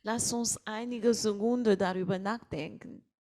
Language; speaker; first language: German; non-native, fluent; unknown